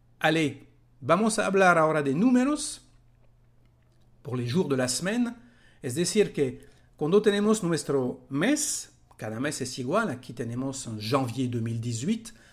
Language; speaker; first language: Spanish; non-native, fluent; French